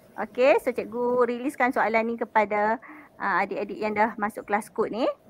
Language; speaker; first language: Malay; native; Malay